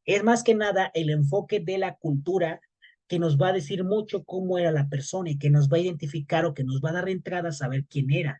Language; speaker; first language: Spanish; native; Spanish